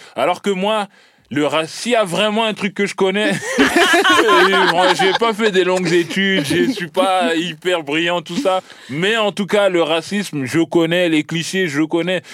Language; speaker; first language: French; native; French